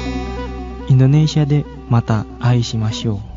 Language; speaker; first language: Japanese; non-native, fluent; Indonesian